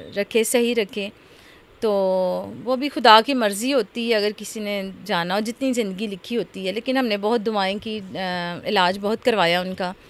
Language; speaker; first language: Urdu; non-native, local second language; Punjabi